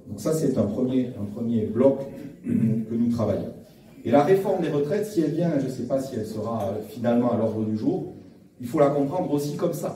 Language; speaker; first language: French; native; French